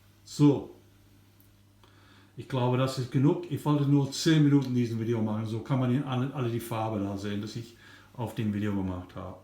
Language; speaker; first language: German; non-native, learner; English